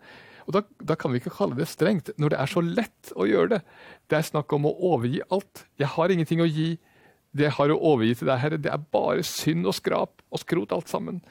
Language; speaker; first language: Norwegian; native; Norwegian